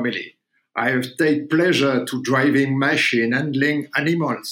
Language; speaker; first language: English; non-native, learner; French